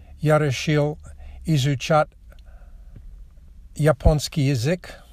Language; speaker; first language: Russian; non-native, learner; English